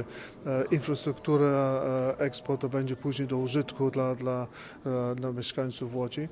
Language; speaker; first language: Polish; early bilingual, heritage; Polish